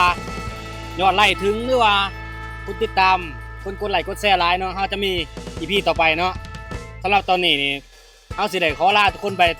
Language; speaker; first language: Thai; non-native, local second language; Northeastern Thai